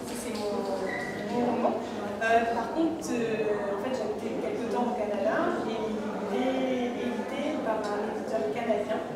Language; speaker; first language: French; native; French